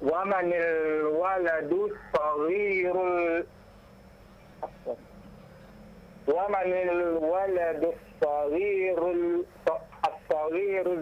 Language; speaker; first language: Arabic; non-native, learner; Indonesian